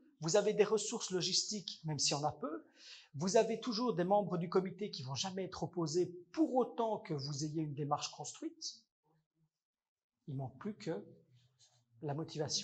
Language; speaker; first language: French; native; French